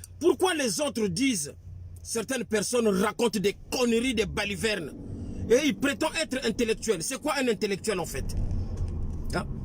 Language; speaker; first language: French; non-native, local second language; Lingala